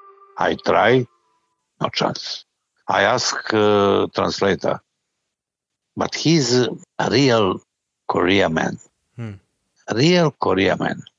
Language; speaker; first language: English; non-native, learner; Serbian